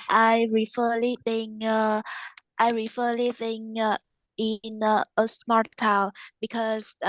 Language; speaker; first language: English; non-native, learner; Vietnamese